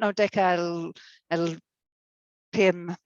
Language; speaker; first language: Spanish; non-native, fluent; English